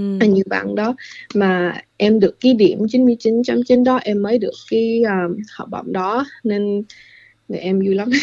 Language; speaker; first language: Vietnamese; early bilingual, heritage; English